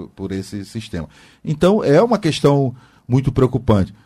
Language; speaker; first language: Portuguese; native; Portuguese